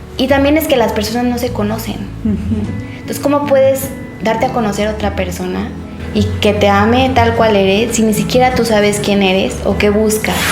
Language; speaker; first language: Spanish; native; Spanish